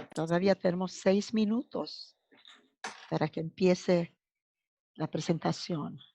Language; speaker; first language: Spanish; native; Spanish